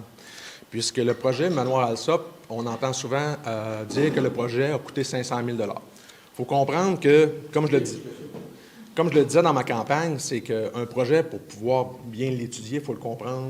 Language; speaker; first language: French; native; French